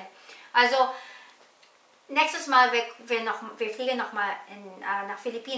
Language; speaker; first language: German; non-native, learner; Filipino